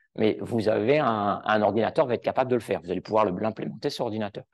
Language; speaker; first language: French; native; French